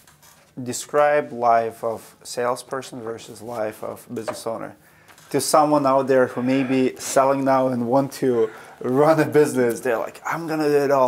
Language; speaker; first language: English; non-native, fluent; Russian